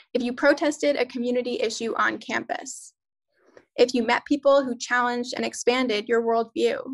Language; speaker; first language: English; native; English